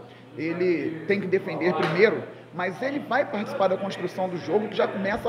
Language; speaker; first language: Portuguese; native; Portuguese